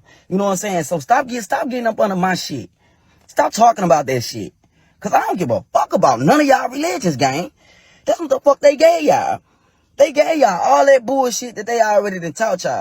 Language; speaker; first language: English; native; English